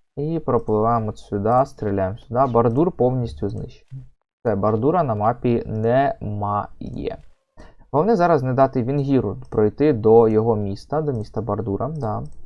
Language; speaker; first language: Ukrainian; native; Ukrainian